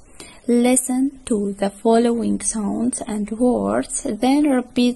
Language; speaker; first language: English; non-native, fluent; Arabic